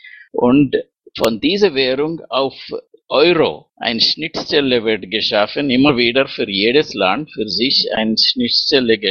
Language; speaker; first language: German; non-native, fluent; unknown